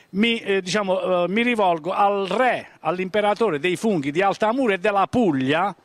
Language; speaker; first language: Italian; native; Italian